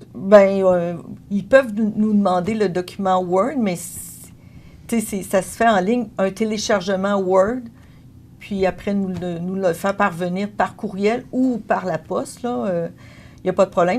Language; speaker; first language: French; native; French